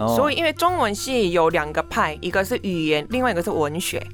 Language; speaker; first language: Chinese; non-native, fluent; Korean